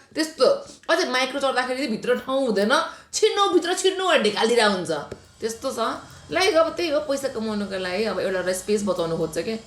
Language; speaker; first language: Nepali; native; Nepali